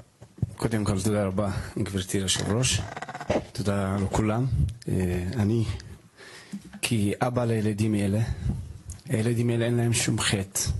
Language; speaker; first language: Hebrew; non-native, fluent; Tigrinya